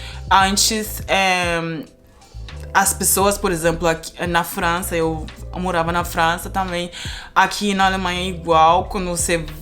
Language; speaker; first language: Portuguese; non-native, fluent; Spanish